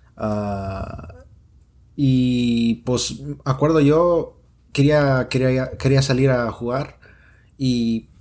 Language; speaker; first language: Spanish; early bilingual, heritage; Spanish